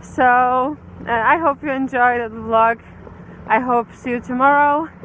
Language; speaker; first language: English; non-native, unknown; Polish